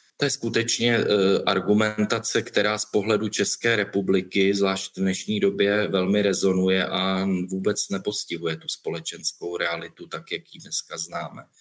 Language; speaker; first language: Czech; native; Czech